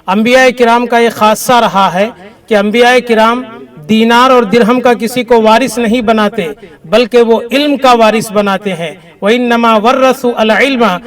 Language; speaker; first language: Urdu; native; Urdu